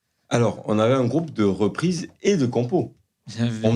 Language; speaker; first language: French; native; French